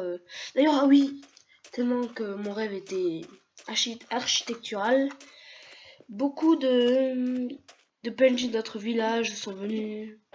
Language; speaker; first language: French; native; French